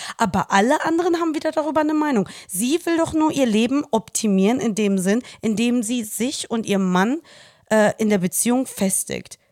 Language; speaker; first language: German; early bilingual, other home language; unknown